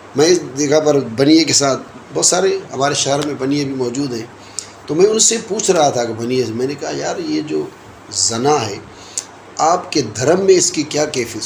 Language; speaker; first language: Urdu; non-native, local second language; Sindhi